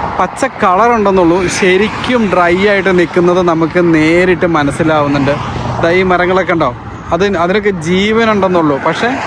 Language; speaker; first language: Malayalam; native; Malayalam